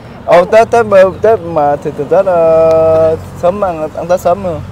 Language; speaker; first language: Vietnamese; early bilingual, heritage; Vietnamese